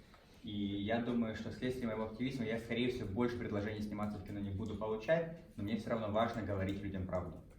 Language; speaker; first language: Russian; native; Russian